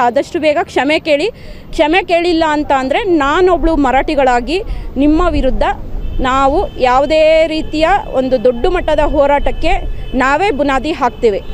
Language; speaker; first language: Kannada; non-native, local second language; Marathi